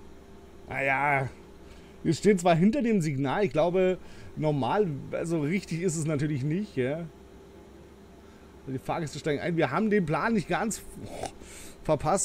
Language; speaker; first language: German; native; German